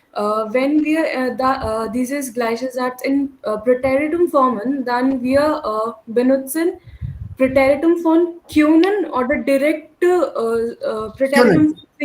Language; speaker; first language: German; non-native, learner; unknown